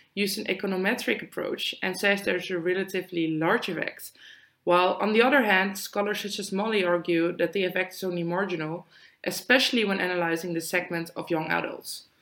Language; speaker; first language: English; non-native, fluent; Dutch